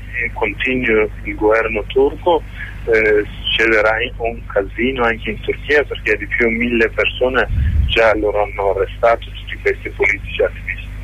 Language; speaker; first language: Italian; non-native, learner; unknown